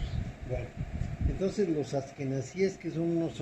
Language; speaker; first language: Spanish; native; Spanish